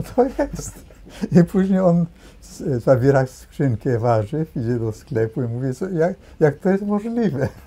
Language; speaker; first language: Polish; early bilingual, heritage; Polish